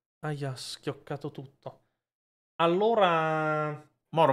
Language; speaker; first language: Italian; native; Italian